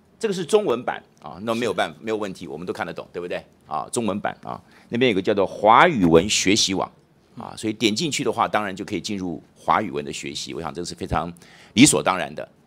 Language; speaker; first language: Chinese; native; Chinese